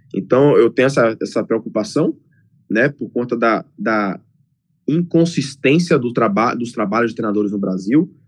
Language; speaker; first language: Portuguese; native; Portuguese